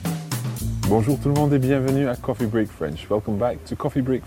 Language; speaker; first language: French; non-native, fluent; English